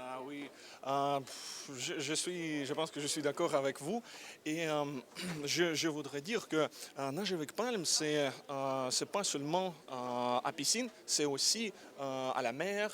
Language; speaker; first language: French; non-native, learner; Russian